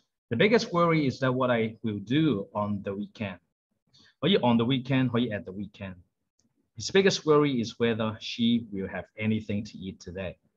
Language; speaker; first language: English; non-native, local second language; Cantonese